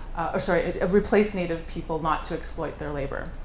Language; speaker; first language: English; native; English